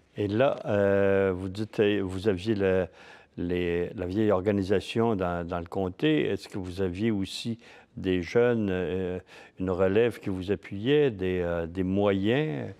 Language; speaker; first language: French; native; French